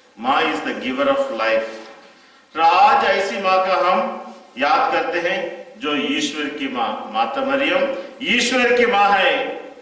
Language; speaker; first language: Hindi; non-native, local second language; Tamil